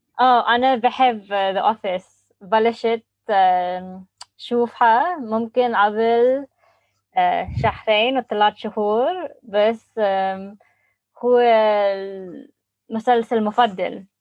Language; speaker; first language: Arabic; non-native, learner; English